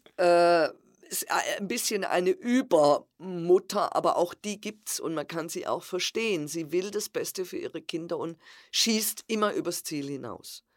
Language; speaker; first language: German; native; German